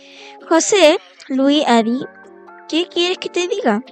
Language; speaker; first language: French; non-native, fluent; Spanish